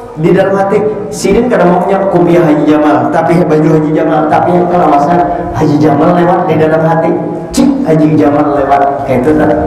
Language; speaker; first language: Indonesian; non-native, local second language; Banjar